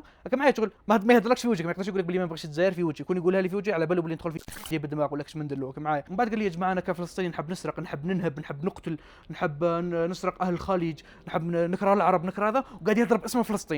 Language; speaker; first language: Arabic; native; Arabic